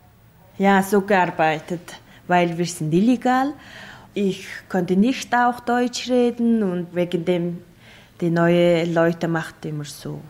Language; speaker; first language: German; non-native, learner; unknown